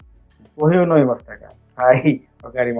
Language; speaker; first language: Japanese; non-native, fluent; Bangla